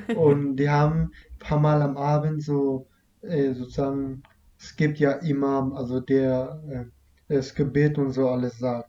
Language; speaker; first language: German; early bilingual, other home language; Kurdish